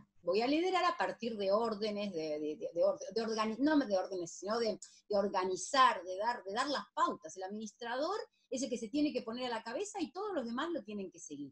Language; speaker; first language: Spanish; native; Spanish